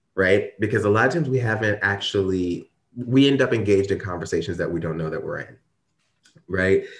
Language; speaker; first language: English; native; English